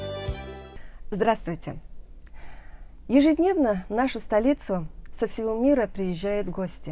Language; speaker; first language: Russian; native; Russian